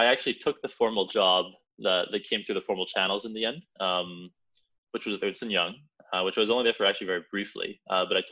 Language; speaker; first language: English; native; English